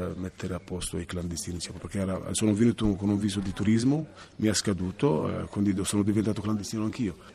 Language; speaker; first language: Italian; non-native, fluent; Arabic